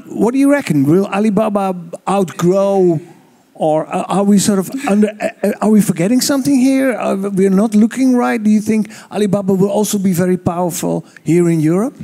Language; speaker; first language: English; non-native, fluent; Dutch